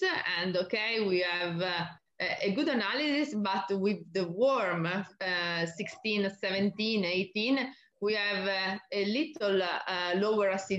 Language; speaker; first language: English; non-native, learner; Italian